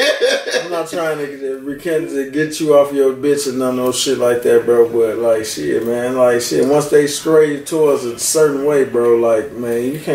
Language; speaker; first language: English; native; English